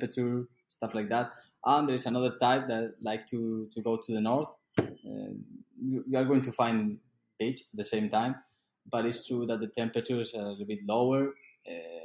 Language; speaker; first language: English; non-native, fluent; Spanish